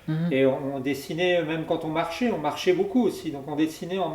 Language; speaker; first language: French; native; French